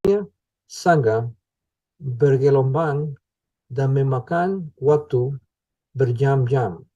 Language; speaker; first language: Indonesian; non-native, learner; English